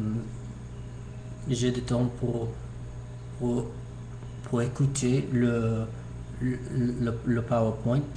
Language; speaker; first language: French; non-native, learner; English